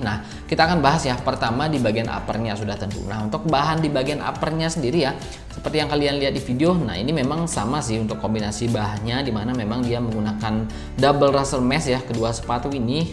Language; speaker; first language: Indonesian; native; Indonesian